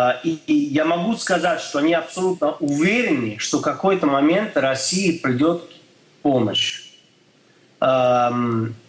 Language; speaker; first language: Russian; non-native, fluent; English